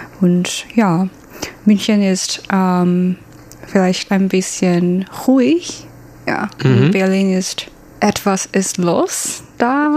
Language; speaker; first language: German; non-native, learner; Chinese